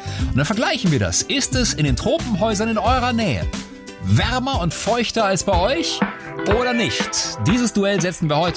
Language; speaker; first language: German; native; German